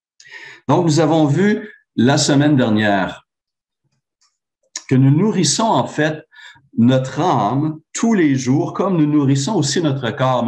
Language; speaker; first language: French; native; French